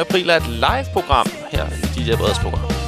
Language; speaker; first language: Danish; native; Danish